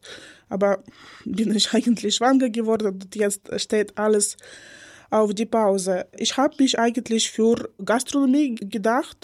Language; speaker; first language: German; non-native, learner; Ukrainian